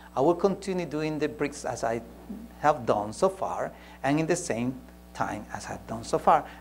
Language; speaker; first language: English; non-native, fluent; Spanish